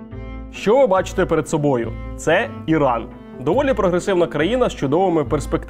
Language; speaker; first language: Ukrainian; native; Ukrainian